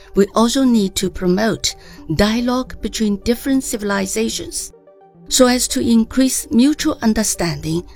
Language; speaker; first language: English; non-native, fluent; Chinese